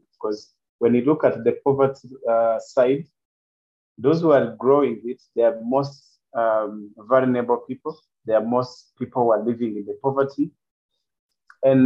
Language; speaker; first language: English; non-native, local second language; Kinyarwanda